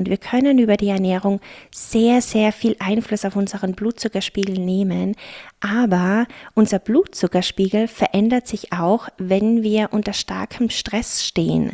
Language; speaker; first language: German; native; German